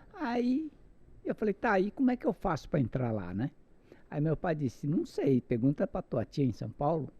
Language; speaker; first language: Portuguese; non-native, local second language; Japanese